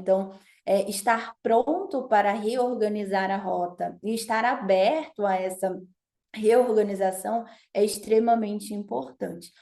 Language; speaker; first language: Portuguese; native; Portuguese